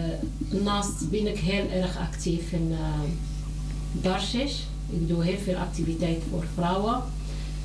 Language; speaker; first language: Dutch; non-native, learner; Arabic